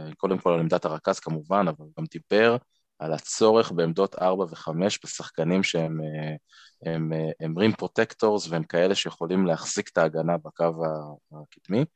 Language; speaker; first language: Hebrew; native; Hebrew